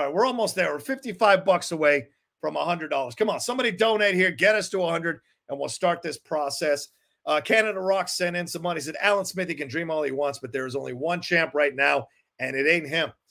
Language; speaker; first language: English; native; English